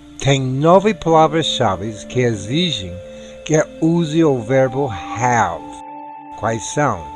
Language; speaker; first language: Portuguese; non-native, fluent; English